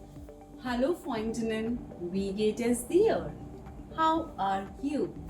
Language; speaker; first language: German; non-native, fluent; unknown